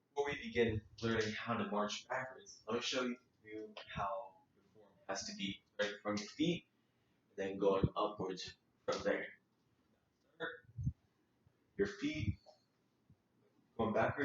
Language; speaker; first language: English; native; English